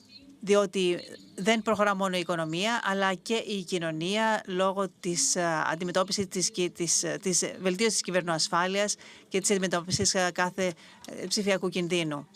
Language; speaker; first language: Greek; native; Greek